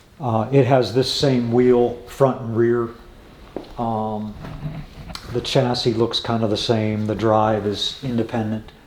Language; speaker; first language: English; native; English